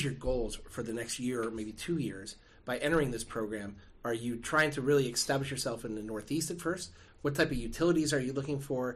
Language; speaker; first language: English; native; English